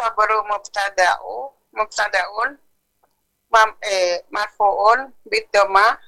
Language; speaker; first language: Arabic; non-native, learner; Indonesian